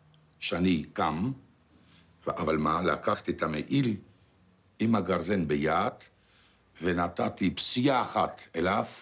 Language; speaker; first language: Hebrew; non-native, fluent; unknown